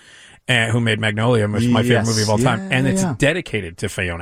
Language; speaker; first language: English; native; English